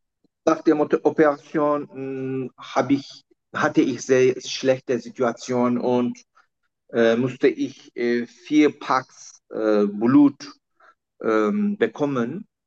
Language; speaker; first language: German; non-native, learner; Turkish